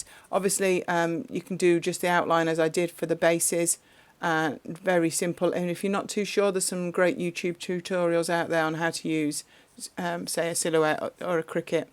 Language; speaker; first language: English; native; English